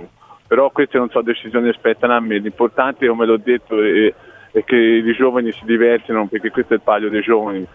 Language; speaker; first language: Italian; native; Italian